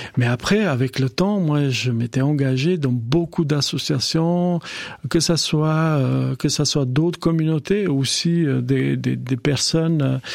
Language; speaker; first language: French; non-native, fluent; Albanian